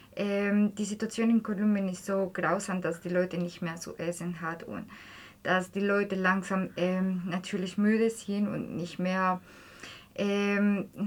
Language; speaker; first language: German; non-native, fluent; Spanish